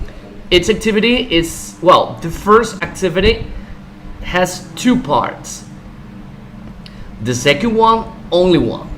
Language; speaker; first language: English; non-native, fluent; Spanish